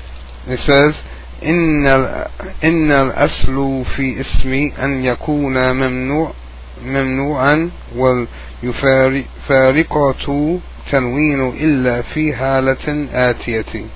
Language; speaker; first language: Arabic; non-native, fluent; English